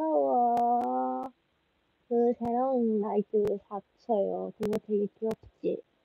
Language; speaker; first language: Korean; non-native, learner; Japanese